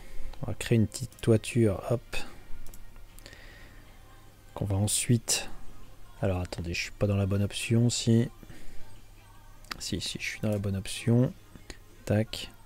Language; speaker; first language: French; native; French